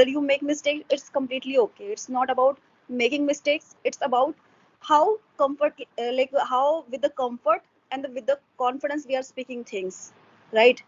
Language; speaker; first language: English; non-native, local second language; Hindi